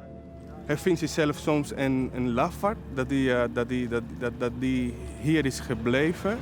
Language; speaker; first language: Dutch; early bilingual, other home language; Spanish